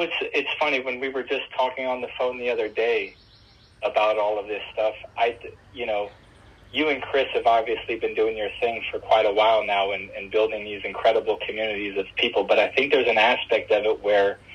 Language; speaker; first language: English; native; English